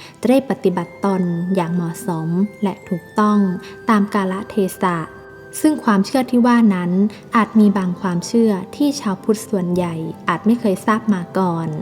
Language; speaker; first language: Thai; native; Thai